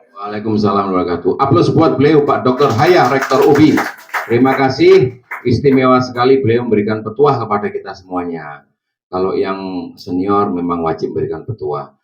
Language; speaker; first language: Indonesian; non-native, local second language; Javanese